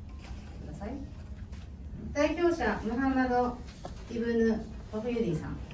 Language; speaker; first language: Japanese; native; Japanese